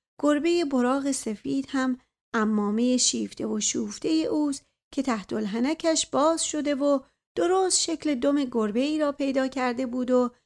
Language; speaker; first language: Persian; native; Persian